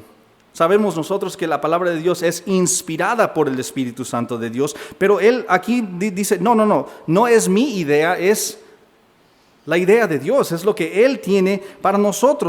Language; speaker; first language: Spanish; native; Spanish